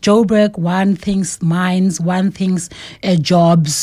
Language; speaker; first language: English; non-native, local second language; Xhosa